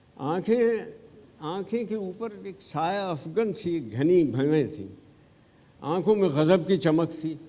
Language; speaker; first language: Urdu; native; Urdu